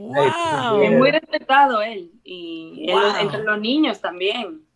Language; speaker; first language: Spanish; early bilingual, heritage; Spanish